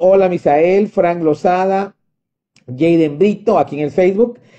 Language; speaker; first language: Spanish; native; Spanish